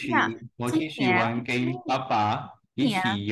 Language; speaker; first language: Chinese; non-native, learner; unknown